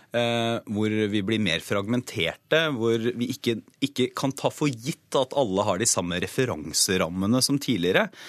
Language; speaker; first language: Norwegian; native; Norwegian